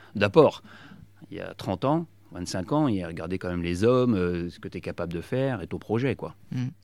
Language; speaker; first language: French; native; French